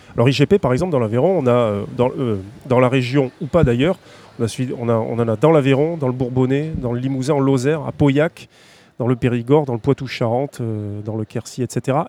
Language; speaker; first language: French; native; French